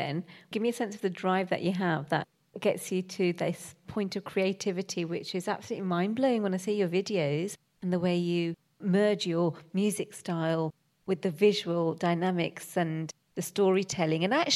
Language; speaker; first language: English; native; English